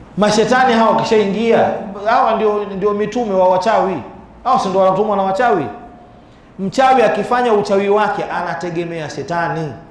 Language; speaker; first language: Swahili; native; Swahili